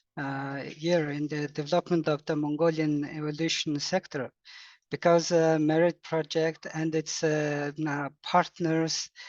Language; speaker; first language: English; non-native, learner; Mongolian